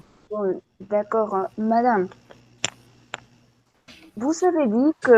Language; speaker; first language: French; non-native, fluent; Spanish